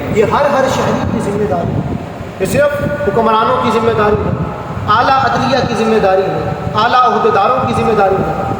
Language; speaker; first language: Urdu; non-native, local second language; Punjabi